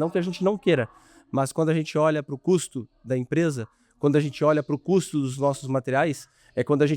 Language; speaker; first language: Portuguese; native; Portuguese